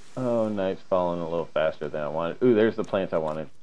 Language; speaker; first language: English; native; English